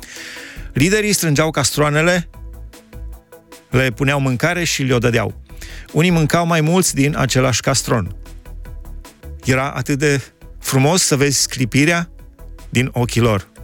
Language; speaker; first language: Romanian; native; Romanian